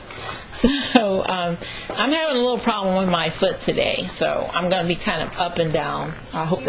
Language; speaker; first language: English; native; English